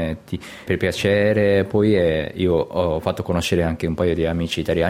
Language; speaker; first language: Italian; non-native, learner; Japanese